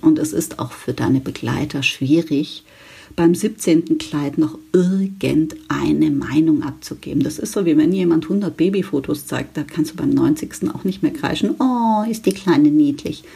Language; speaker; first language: German; native; German